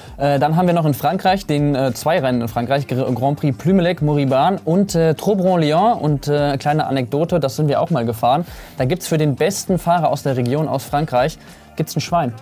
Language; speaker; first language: German; native; German